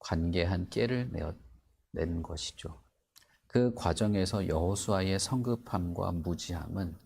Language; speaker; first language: Korean; native; Korean